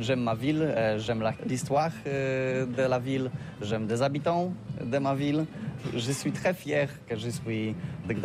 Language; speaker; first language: French; non-native, learner; Polish